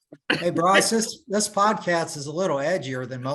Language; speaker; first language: English; native; English